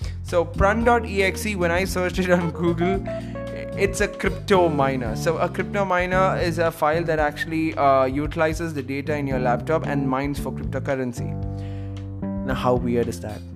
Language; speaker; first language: English; non-native, local second language; Malayalam